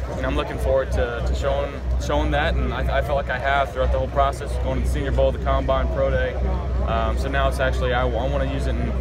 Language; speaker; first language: English; native; English